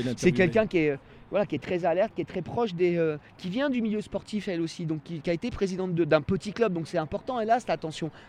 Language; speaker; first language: French; native; French